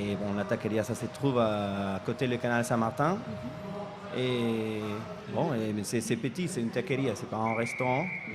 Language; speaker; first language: French; non-native, fluent; Spanish